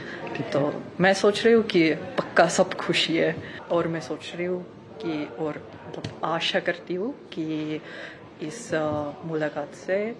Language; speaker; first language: Hindi; non-native, learner; Ukrainian